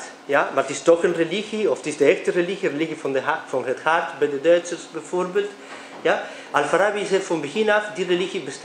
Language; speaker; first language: Dutch; non-native, fluent; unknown